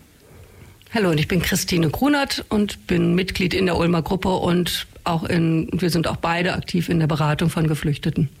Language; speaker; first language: German; native; German